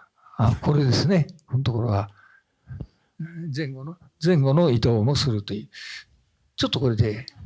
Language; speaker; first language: Japanese; native; Japanese